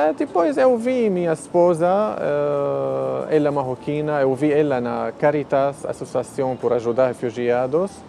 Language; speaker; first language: Portuguese; non-native, learner; Arabic